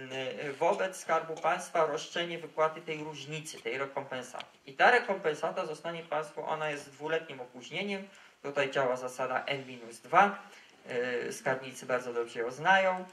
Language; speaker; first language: Polish; native; Polish